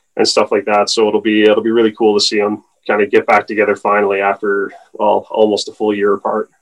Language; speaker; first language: English; native; English